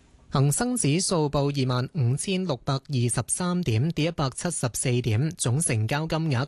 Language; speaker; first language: Cantonese; native; Cantonese